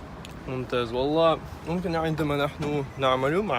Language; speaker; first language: Arabic; non-native, learner; Russian